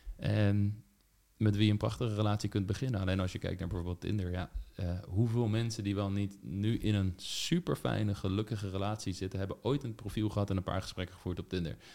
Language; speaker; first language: Dutch; native; Dutch